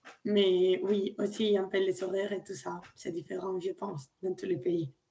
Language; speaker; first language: French; non-native, learner; Spanish